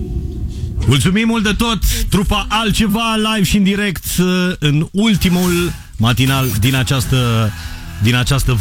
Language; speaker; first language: Romanian; native; Romanian